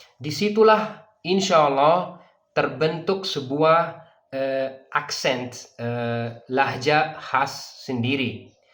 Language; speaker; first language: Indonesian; non-native, fluent; Persian